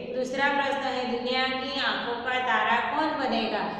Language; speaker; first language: Hindi; non-native, local second language; Gujarati